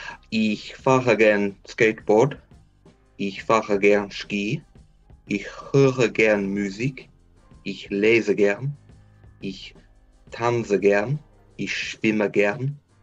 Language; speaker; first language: German; non-native, fluent; English